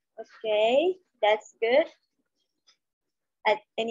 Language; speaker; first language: English; non-native, learner; Indonesian